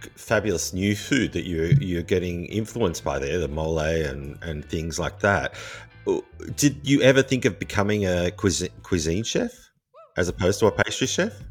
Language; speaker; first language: English; native; English